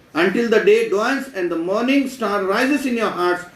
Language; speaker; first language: English; non-native, local second language; Marathi